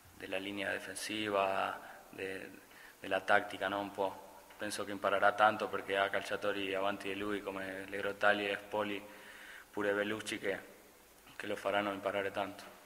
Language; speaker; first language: Italian; non-native, fluent; Spanish